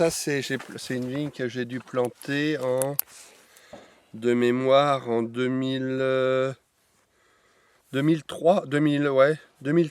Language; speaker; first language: French; native; French